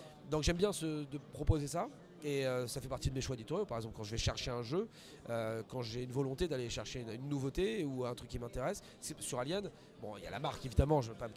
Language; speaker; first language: French; native; French